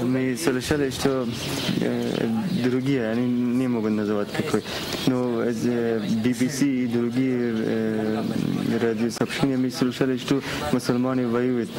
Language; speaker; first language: Russian; non-native, learner; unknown